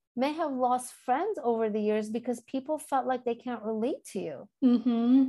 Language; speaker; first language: English; early bilingual, other home language; Turkish